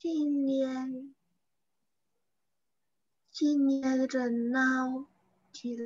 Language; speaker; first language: Chinese; non-native, learner; Indonesian